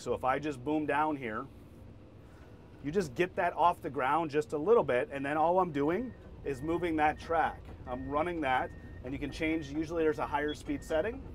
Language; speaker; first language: English; native; English